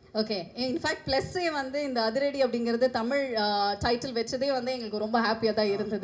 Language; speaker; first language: Tamil; native; Tamil